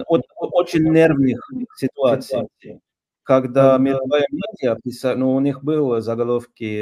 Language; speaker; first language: Russian; non-native, fluent; Norwegian